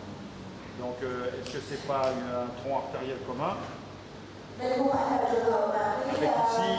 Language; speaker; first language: French; native; French